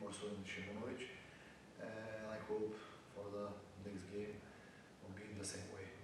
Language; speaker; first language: English; non-native, learner; Bulgarian